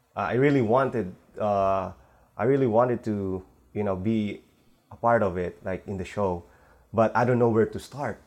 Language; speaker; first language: English; non-native, local second language; Filipino